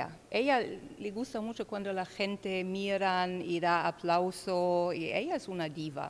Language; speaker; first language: Spanish; non-native, learner; German